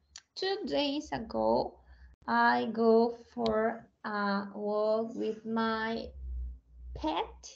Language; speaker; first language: English; non-native, learner; Spanish